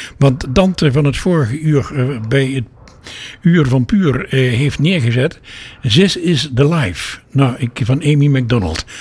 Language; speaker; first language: Dutch; native; Dutch